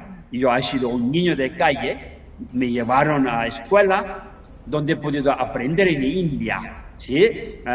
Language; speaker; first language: Spanish; non-native, learner; Tibetan